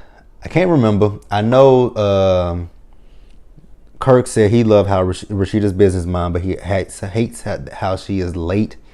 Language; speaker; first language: English; native; English